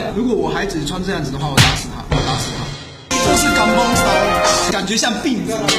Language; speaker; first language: Chinese; native; Chinese